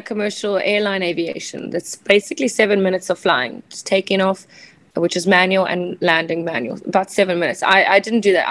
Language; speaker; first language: English; native; English